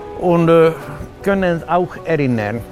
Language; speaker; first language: German; non-native, learner; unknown